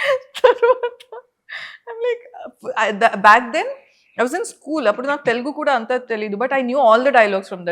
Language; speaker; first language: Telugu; non-native, fluent; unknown